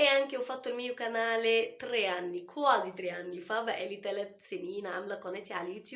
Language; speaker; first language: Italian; non-native, fluent; Arabic